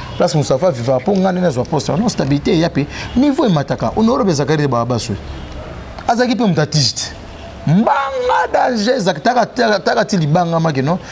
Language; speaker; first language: Lingala; native; Lingala